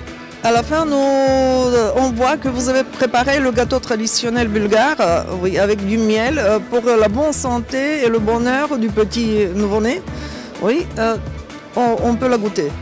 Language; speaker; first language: French; non-native, fluent; Bulgarian